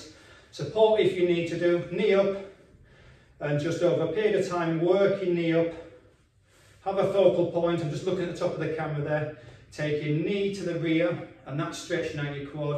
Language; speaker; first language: English; native; English